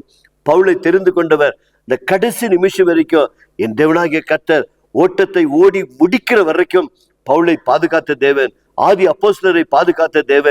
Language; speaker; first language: Tamil; native; Tamil